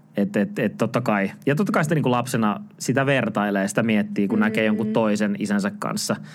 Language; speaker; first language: Finnish; native; Finnish